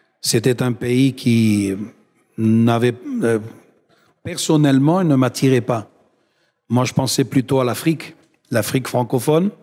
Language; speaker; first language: French; non-native, fluent; Spanish